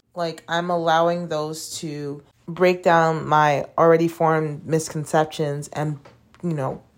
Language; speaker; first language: English; native; English